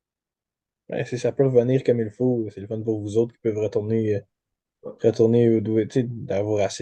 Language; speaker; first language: French; native; French